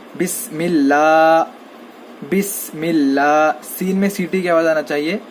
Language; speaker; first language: Urdu; native; Urdu